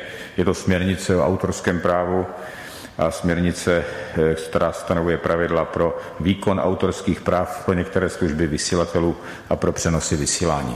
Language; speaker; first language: Czech; native; Czech